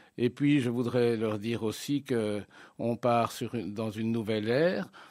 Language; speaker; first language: French; native; French